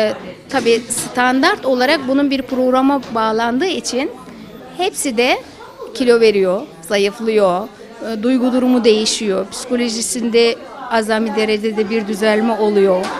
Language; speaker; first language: Turkish; native; Turkish